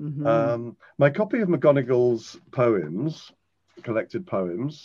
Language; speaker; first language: English; native; English